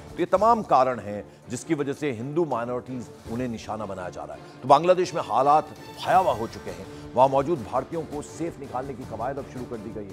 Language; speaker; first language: Hindi; native; Hindi